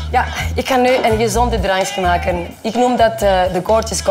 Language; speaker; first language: Dutch; non-native, fluent; Icelandic